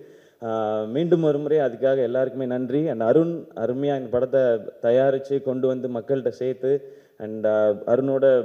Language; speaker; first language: Tamil; native; Tamil